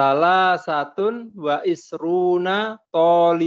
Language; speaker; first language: Arabic; non-native, learner; Indonesian